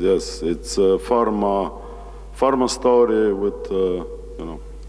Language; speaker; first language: English; non-native, fluent; Slovenian